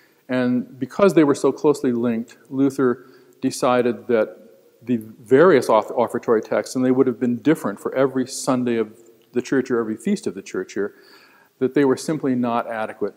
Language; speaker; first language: English; native; English